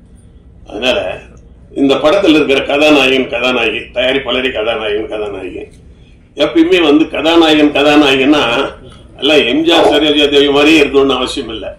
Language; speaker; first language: Tamil; native; Tamil